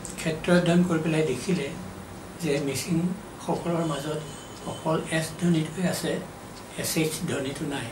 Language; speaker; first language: Assamese; non-native, local second language; Mising